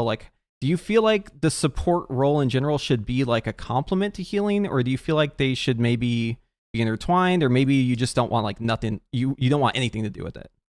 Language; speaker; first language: English; native; English